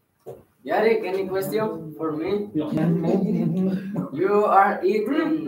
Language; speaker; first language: English; non-native, learner; Spanish